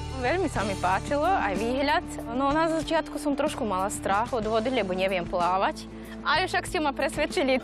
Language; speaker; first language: Slovak; non-native, fluent; Serbian